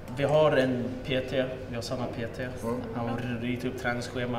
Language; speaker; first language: Swedish; early bilingual, other home language; Russian